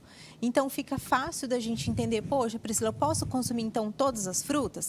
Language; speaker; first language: Portuguese; native; Portuguese